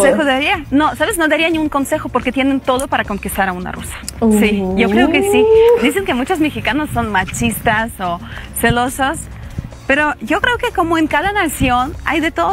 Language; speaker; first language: Spanish; non-native, fluent; Russian